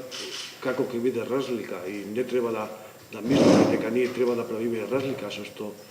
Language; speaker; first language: Macedonian; non-native, learner; Spanish